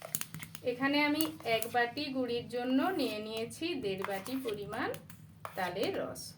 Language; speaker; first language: Bangla; native; Bangla